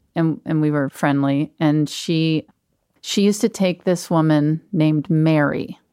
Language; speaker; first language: English; native; English